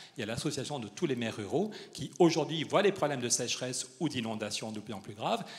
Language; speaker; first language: French; native; French